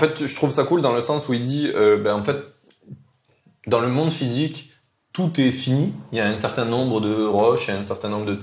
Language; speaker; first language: French; native; French